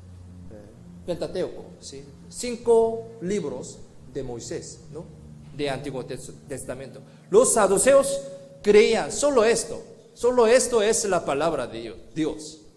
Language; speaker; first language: Spanish; non-native, fluent; Korean